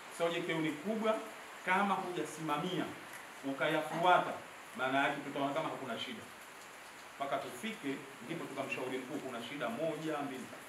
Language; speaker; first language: Swahili; native; Swahili